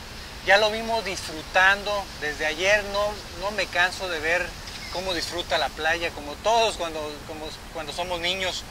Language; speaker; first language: Spanish; native; Spanish